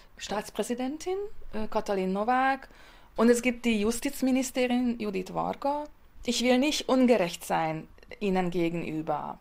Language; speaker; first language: German; non-native, fluent; Hungarian